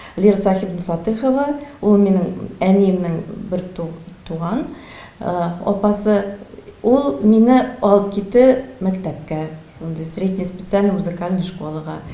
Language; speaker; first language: Tatar; native; Tatar